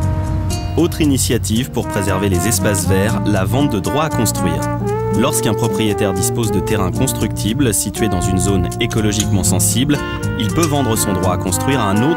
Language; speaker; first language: French; native; French